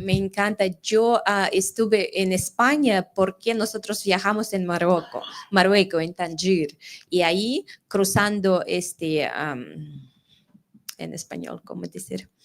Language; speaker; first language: Spanish; non-native, fluent; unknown